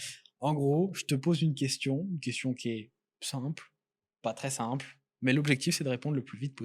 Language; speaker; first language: French; native; French